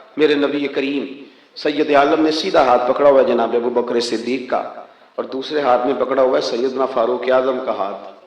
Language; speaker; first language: Urdu; non-native, local second language; Punjabi